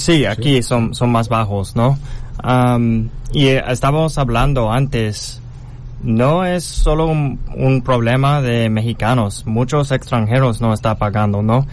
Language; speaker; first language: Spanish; non-native, fluent; English